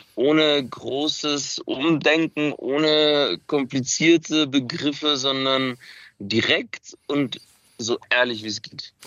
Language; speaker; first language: German; early bilingual, other home language; Macedonian